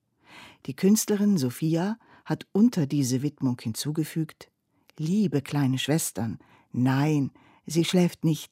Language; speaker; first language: German; native; German